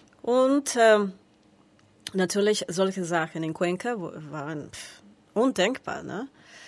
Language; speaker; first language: German; non-native, learner; Spanish